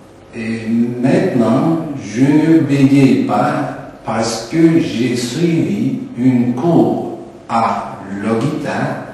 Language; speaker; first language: French; non-native, fluent; Turkish